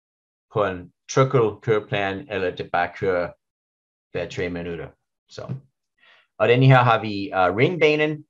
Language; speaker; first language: Danish; non-native, learner; English